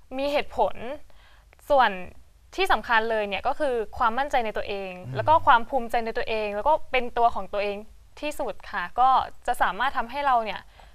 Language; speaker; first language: Thai; native; Thai